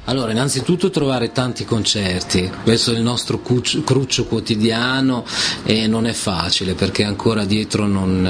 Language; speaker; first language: Italian; native; Italian